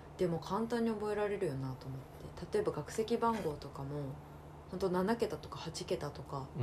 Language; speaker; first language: Japanese; native; Japanese